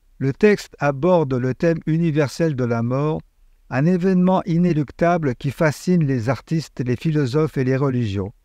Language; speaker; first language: French; native; French